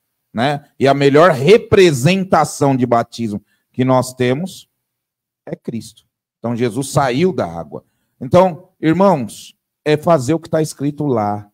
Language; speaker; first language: Portuguese; native; Portuguese